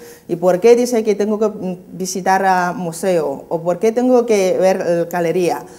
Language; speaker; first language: Spanish; non-native, fluent; Chinese